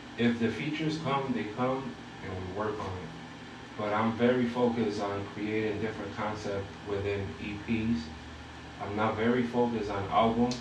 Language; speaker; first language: English; early bilingual, other home language; Spanish